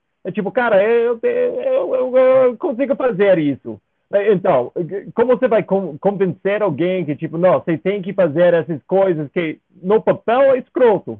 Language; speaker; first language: Portuguese; non-native, fluent; English